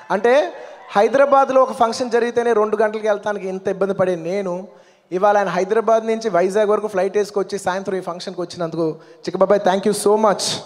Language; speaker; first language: Telugu; native; Telugu